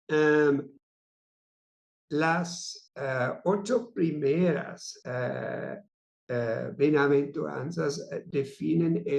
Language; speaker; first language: Spanish; non-native, fluent; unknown